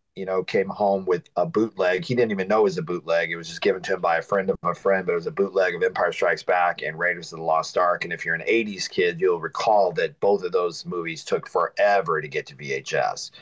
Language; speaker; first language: English; native; English